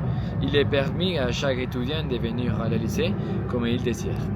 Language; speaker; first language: French; non-native, learner; Spanish